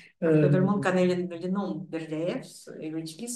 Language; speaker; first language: French; non-native, fluent; Russian